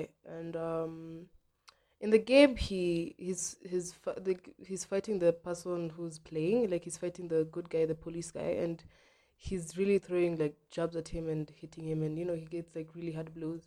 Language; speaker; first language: English; non-native, local second language; Swahili